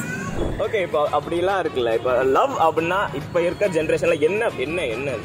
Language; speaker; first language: Tamil; native; Tamil